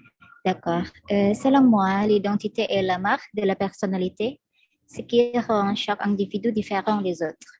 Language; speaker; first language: French; non-native, fluent; Indonesian